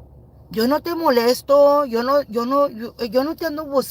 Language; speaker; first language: Spanish; early bilingual, heritage; Spanish